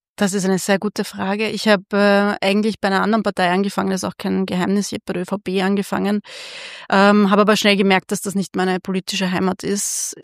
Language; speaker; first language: German; early bilingual, other home language; Hungarian